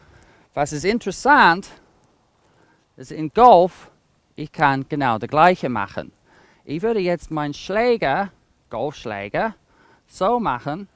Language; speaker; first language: German; non-native, fluent; English